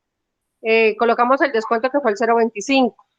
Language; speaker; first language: Spanish; native; Spanish